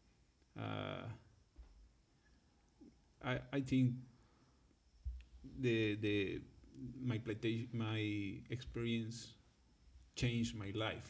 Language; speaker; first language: English; non-native, learner; Spanish